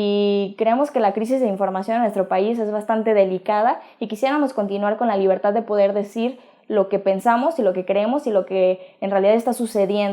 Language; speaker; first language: Spanish; native; Spanish